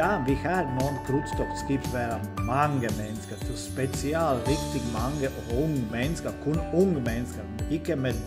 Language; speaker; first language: Danish; non-native, learner; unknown